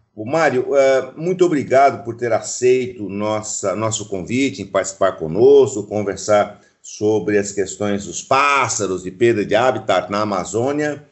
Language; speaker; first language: Portuguese; native; Portuguese